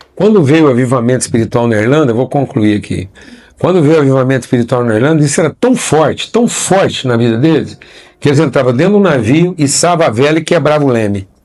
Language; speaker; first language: Portuguese; native; Portuguese